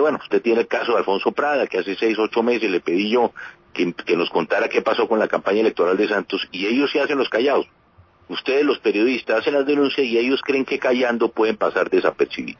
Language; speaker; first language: Spanish; native; Spanish